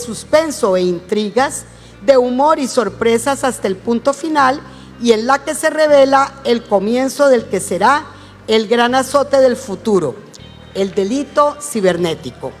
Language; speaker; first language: Spanish; native; Spanish